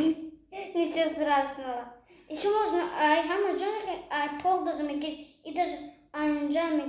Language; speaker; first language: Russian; early bilingual, other home language; Tajik